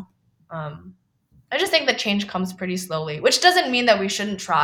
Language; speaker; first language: English; non-native, local second language; Cantonese